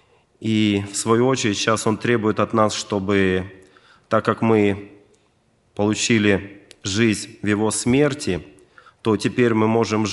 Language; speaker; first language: Russian; native; Russian